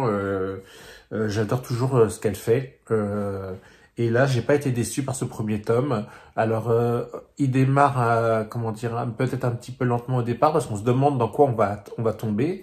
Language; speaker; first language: French; native; French